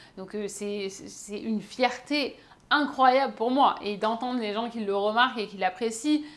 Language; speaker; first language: French; native; French